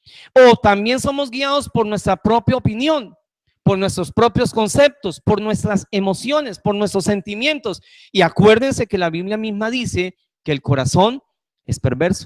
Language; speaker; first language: Spanish; native; Spanish